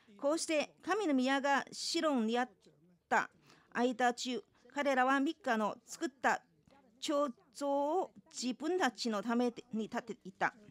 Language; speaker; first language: Japanese; non-native, fluent; Chinese